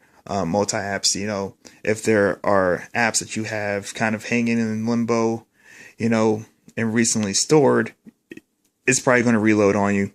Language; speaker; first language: English; native; English